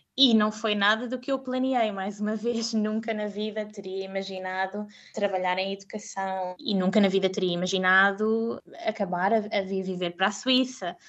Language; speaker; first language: Portuguese; native; Portuguese